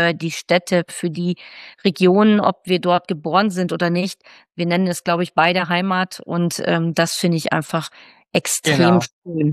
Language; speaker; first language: German; native; German